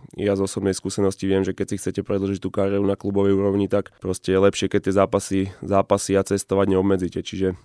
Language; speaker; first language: Slovak; native; Slovak